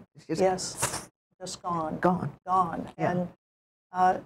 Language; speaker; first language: English; native; English